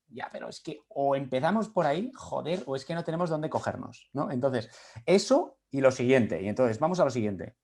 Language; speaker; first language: Spanish; native; Spanish